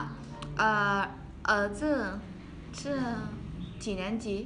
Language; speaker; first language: Chinese; non-native, fluent; Vietnamese